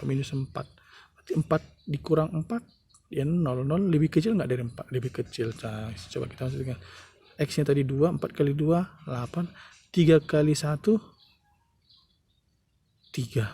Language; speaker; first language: Indonesian; native; Indonesian